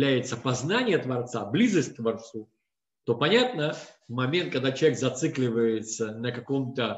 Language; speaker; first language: Russian; native; Russian